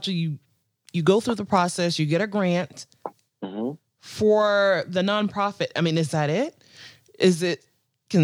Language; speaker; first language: English; non-native, local second language; Akan